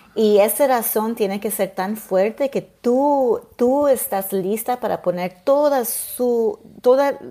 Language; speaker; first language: Spanish; early bilingual, heritage; Spanish